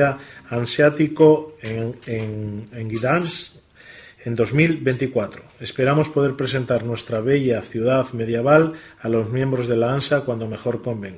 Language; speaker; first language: Spanish; native; Spanish